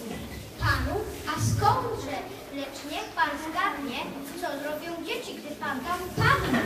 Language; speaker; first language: Polish; native; Polish